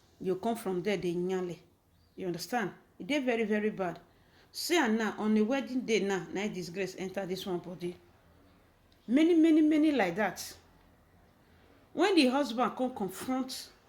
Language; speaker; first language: Nigerian Pidgin; native; Nigerian Pidgin